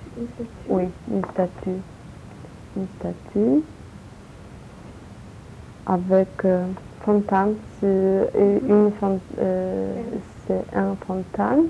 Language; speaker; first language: French; non-native, learner; Polish